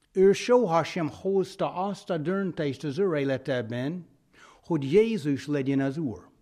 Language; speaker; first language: Hungarian; non-native, fluent; English